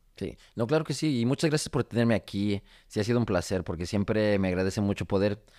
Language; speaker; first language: Spanish; early bilingual, heritage; Spanish